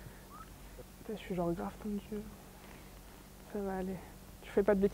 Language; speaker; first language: French; native; French